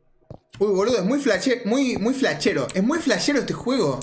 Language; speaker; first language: Spanish; native; Spanish